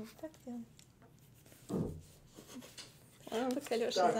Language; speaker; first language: Russian; native; Russian